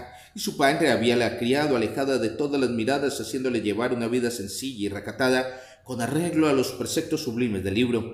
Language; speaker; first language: Spanish; native; Spanish